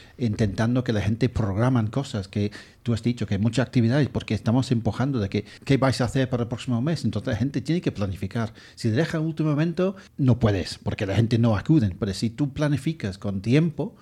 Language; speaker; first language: Spanish; non-native, fluent; English